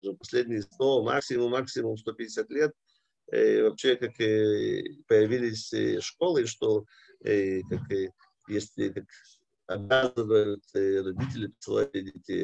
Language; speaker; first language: Russian; early bilingual, heritage; Russian